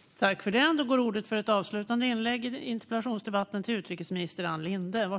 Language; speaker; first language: Swedish; native; Swedish